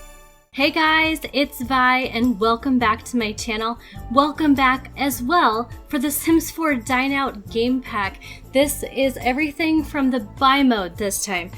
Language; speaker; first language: English; native; English